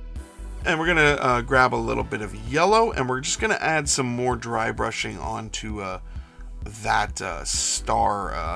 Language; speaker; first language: English; native; English